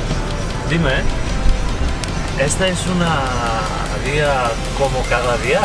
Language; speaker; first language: Spanish; non-native, learner; Greek